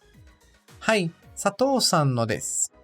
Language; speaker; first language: Japanese; non-native, fluent; Portuguese